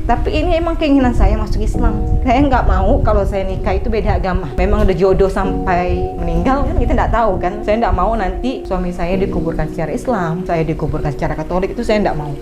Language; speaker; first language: Indonesian; native; Indonesian